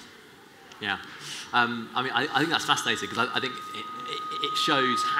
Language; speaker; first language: English; native; English